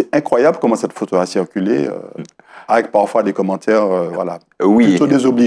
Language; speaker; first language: French; native; French